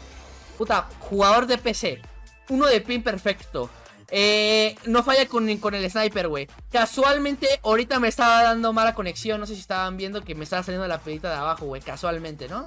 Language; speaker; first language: Spanish; native; Spanish